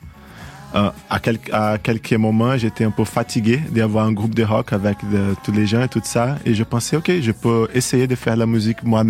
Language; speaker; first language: French; non-native, fluent; Portuguese